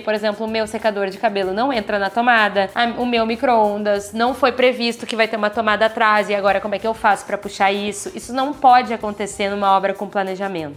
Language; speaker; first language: Portuguese; native; Portuguese